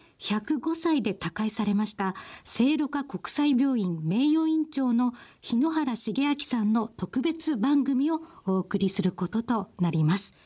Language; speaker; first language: Japanese; native; Japanese